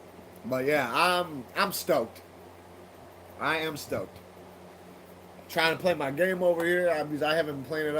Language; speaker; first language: English; native; English